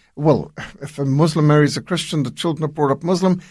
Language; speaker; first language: English; native; English